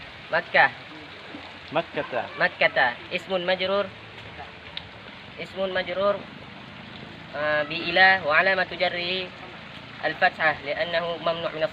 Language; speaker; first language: Arabic; non-native, learner; Indonesian